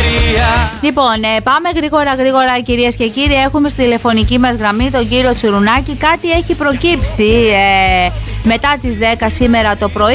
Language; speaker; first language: Greek; native; Greek